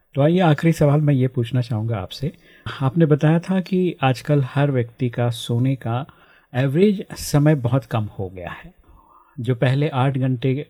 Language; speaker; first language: Hindi; native; Hindi